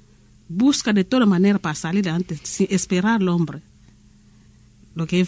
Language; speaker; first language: Spanish; non-native, learner; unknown